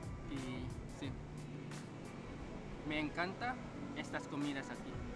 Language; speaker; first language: Spanish; non-native, learner; Filipino